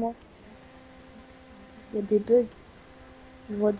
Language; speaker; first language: French; native; French